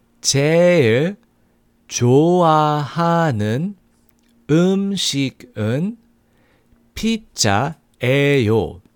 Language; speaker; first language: Korean; non-native, fluent; English